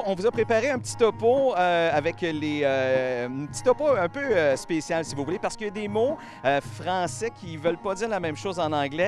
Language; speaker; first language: French; native; French